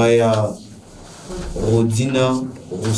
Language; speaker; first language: Russian; non-native, learner; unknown